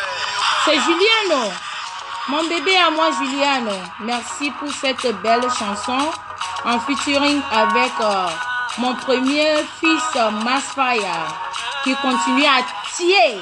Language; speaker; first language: French; non-native, local second language; Ewe